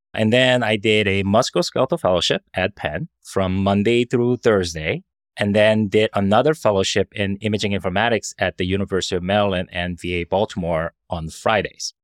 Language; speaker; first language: English; early bilingual, other home language; Korean